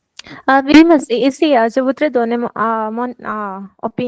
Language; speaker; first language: French; non-native, learner; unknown